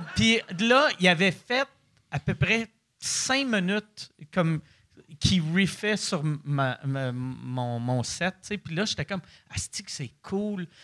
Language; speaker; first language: French; native; French